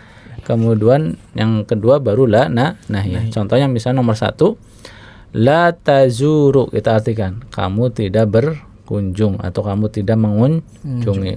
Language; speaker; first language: Indonesian; native; Indonesian